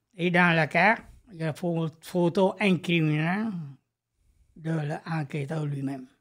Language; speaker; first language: French; non-native, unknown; Vietnamese